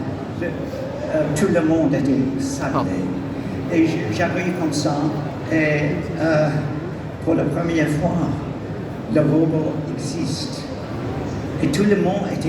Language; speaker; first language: French; non-native, learner; English